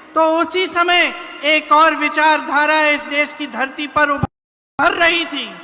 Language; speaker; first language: Hindi; native; Hindi